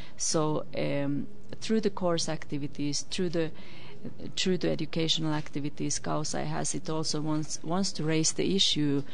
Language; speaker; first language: English; non-native, fluent; Finnish